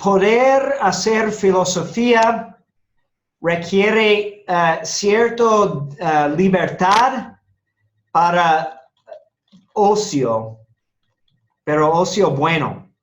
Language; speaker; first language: Spanish; non-native, fluent; English